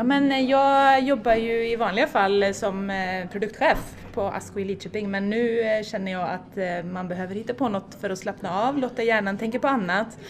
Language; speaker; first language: Swedish; native; Swedish